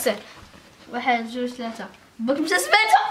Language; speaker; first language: Arabic; native; Arabic